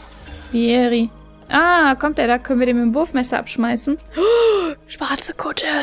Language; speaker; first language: German; native; German